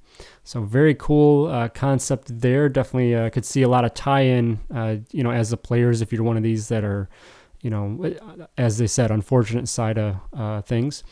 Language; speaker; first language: English; native; English